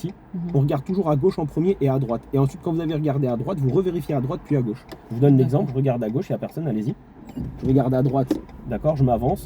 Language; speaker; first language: French; native; French